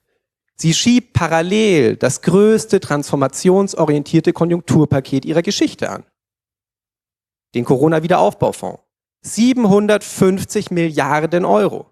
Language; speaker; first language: German; native; German